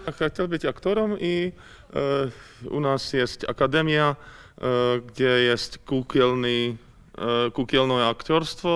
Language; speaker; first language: Russian; non-native, learner; Czech